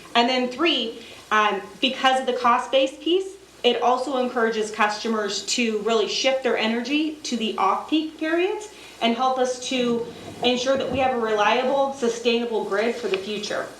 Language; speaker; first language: English; native; English